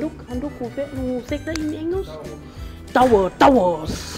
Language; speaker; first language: English; non-native, learner; Thai